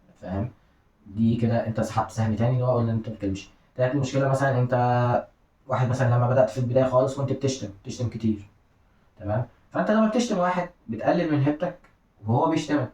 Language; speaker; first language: Arabic; native; Arabic